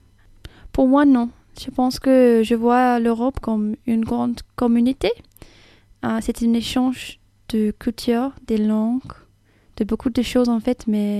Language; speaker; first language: French; non-native, fluent; English